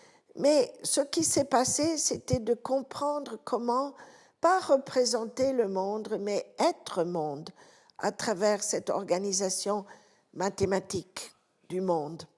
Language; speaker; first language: French; non-native, fluent; Italian